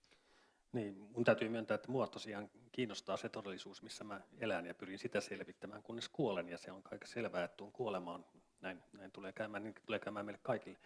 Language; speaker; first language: Finnish; native; Finnish